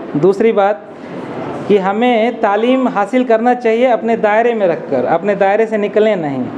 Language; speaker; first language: Hindi; non-native, local second language; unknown